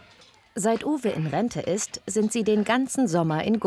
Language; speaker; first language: German; native; German